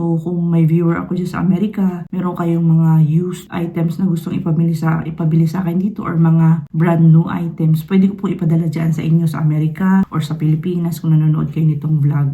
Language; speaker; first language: Filipino; native; Filipino